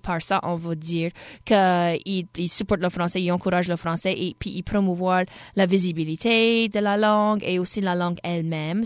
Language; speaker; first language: French; native; French